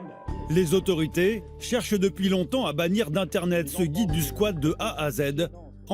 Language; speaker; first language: French; native; French